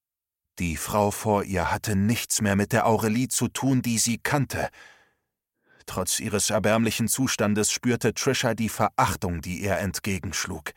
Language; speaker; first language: German; native; German